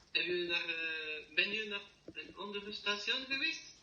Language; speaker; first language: Dutch; non-native, learner; French